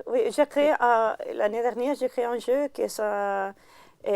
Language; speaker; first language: French; non-native, learner; Spanish